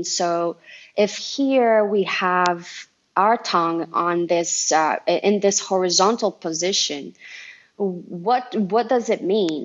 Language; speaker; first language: English; non-native, fluent; Portuguese